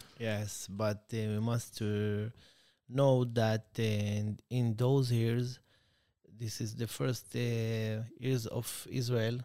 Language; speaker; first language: English; non-native, learner; Hebrew